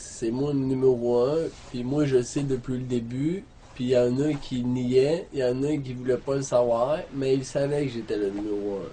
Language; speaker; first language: French; native; French